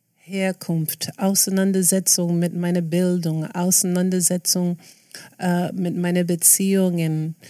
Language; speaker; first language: German; non-native, fluent; English